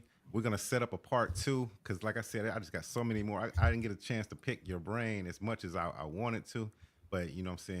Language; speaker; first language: English; native; English